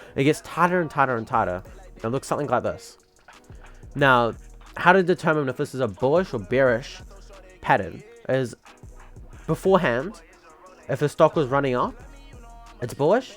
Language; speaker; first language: English; native; English